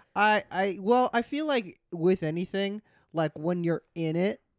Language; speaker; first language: English; native; English